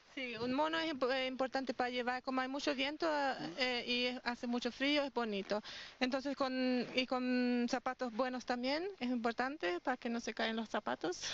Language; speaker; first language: Spanish; non-native, learner; German